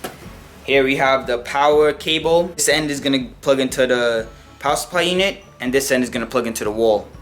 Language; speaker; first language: English; native; English